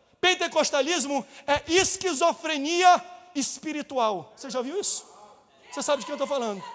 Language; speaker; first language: Portuguese; native; Portuguese